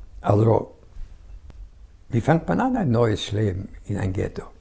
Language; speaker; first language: German; non-native, fluent; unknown